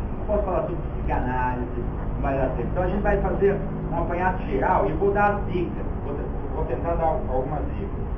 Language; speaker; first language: Portuguese; early bilingual, other home language; Yiddish